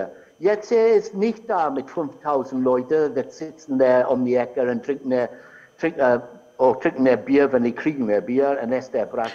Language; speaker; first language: German; non-native, fluent; English